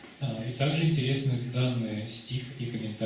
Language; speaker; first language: Russian; native; Russian